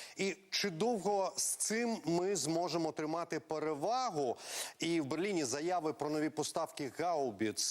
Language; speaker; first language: Ukrainian; native; Ukrainian